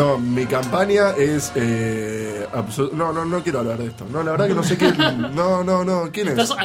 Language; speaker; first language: Spanish; native; Spanish